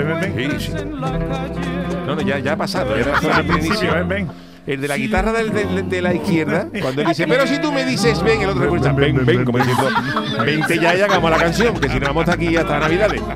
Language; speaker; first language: Spanish; native; Spanish